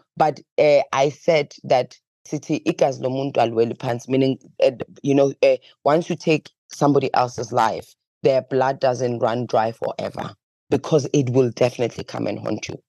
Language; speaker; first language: English; non-native, local second language; Zulu